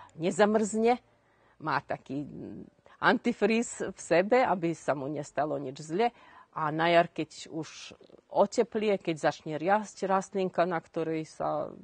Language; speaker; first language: Slovak; native; Slovak